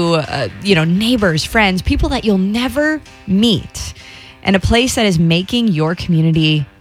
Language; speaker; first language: English; native; English